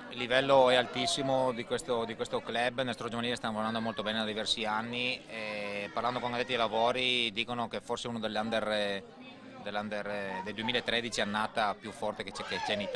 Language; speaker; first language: Italian; native; Italian